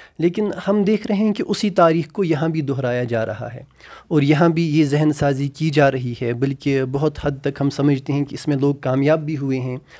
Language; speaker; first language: Urdu; non-native, local second language; Kashmiri